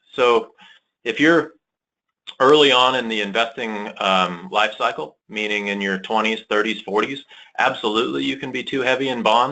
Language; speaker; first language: English; native; English